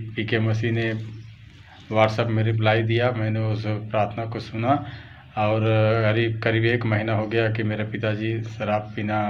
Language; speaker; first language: Hindi; native; Hindi